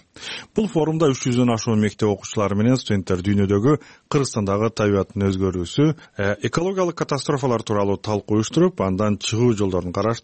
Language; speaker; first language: Kyrgyz; native; Kyrgyz